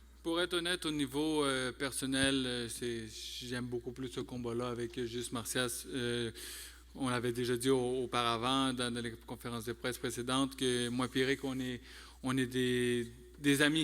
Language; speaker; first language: French; native; French